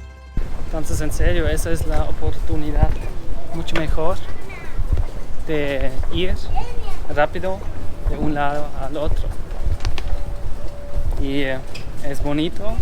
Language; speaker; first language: Spanish; non-native, fluent; German